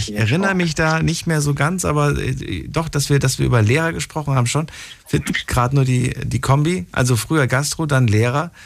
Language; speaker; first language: German; native; German